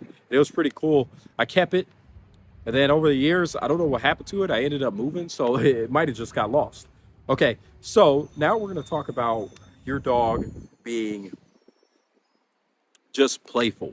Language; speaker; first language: English; native; English